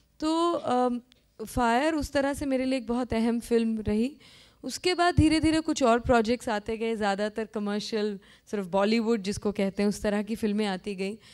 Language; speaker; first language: Hindi; native; Hindi